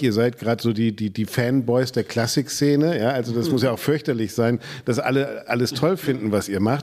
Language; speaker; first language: German; native; German